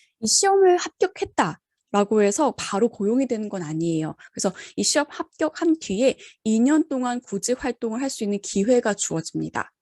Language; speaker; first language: Korean; native; Korean